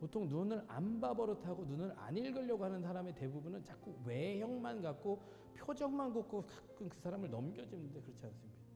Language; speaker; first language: Korean; native; Korean